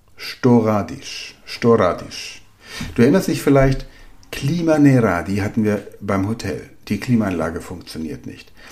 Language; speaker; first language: German; native; German